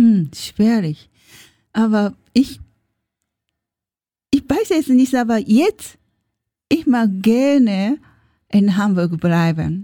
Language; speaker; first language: German; non-native, learner; Japanese